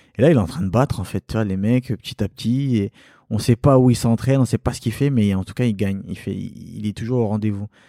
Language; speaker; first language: French; early bilingual, other home language; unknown